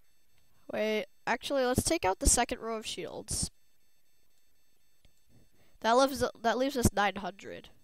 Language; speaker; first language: English; native; English